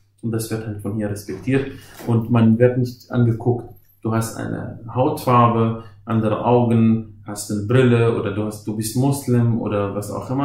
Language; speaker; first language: German; non-native, fluent; Arabic